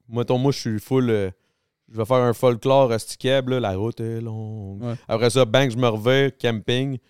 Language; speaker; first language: French; native; French